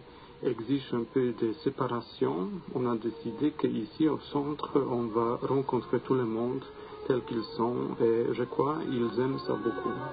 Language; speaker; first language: French; non-native, fluent; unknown